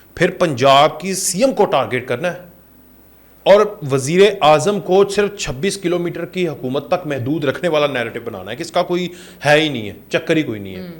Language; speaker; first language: Urdu; non-native, local second language; Punjabi